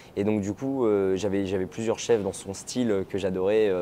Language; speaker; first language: French; native; French